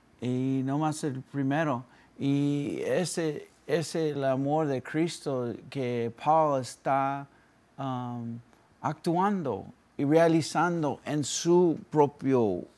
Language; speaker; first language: Spanish; early bilingual, heritage; Spanish